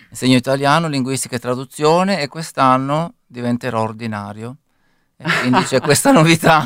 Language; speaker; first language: Italian; native; Italian